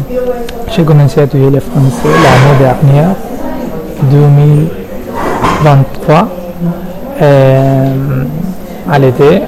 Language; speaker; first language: French; non-native, learner; Spanish